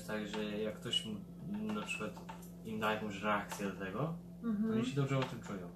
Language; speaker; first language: Polish; early bilingual, heritage; Polish